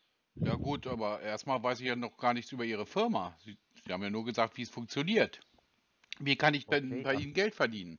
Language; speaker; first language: German; native; German